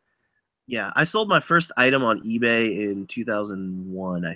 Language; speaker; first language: English; native; English